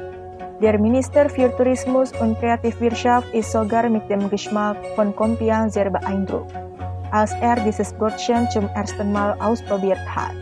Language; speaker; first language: German; non-native, fluent; Indonesian